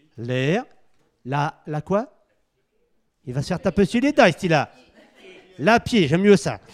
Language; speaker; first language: French; native; French